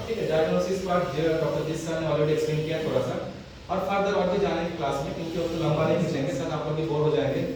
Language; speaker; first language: Hindi; non-native, local second language; Bangla